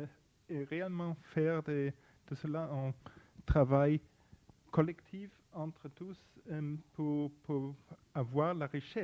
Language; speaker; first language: French; non-native, fluent; Spanish